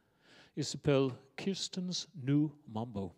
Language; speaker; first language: French; non-native, learner; English